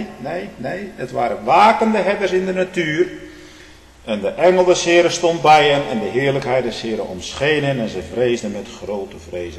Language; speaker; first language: Dutch; native; Dutch